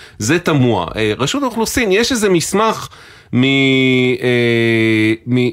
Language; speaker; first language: Hebrew; native; Hebrew